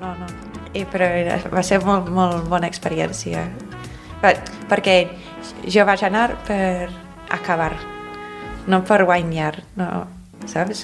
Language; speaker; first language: Catalan; non-native, fluent; English